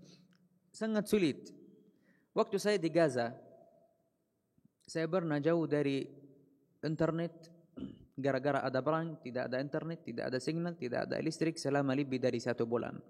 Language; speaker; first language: Indonesian; non-native, fluent; Arabic